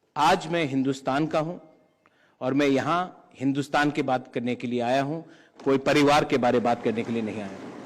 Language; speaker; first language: Hindi; non-native, local second language; Kok Borok